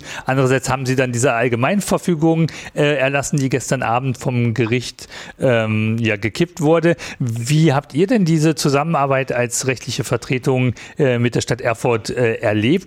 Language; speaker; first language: German; native; German